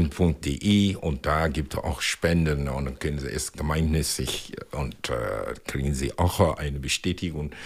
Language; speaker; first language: German; non-native, fluent; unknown